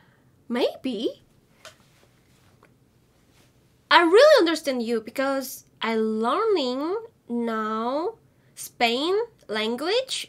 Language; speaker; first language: English; non-native, learner; Korean